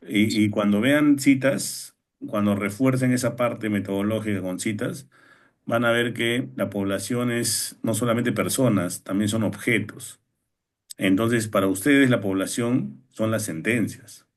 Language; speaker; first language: Spanish; native; Spanish